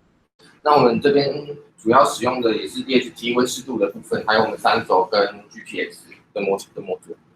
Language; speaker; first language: Chinese; native; Chinese